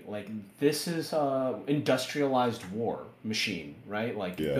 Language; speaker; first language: English; native; English